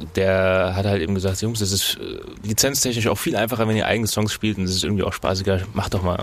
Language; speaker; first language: German; non-native, fluent; French